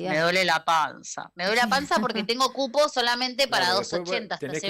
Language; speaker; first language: Spanish; native; Spanish